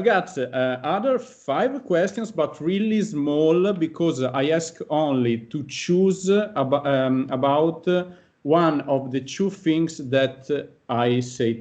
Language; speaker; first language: English; non-native, fluent; Italian